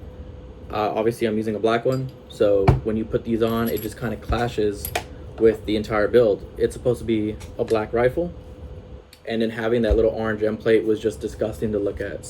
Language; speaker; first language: English; native; English